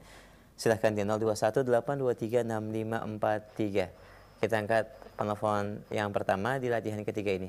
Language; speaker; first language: Indonesian; native; Indonesian